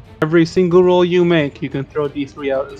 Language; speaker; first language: English; native; English